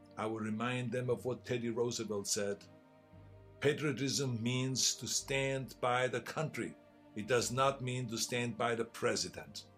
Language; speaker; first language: English; non-native, fluent; German